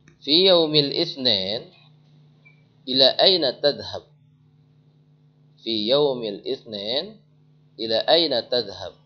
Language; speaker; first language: Arabic; non-native, fluent; Indonesian